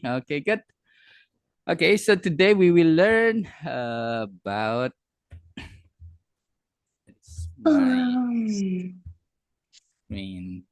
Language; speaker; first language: English; non-native, fluent; Indonesian